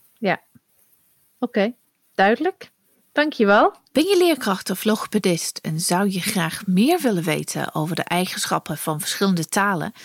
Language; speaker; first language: Dutch; non-native, fluent; English